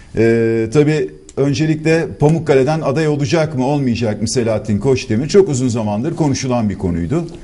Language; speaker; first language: Turkish; native; Turkish